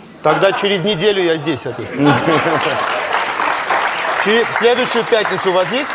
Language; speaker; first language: Russian; non-native, local second language; Armenian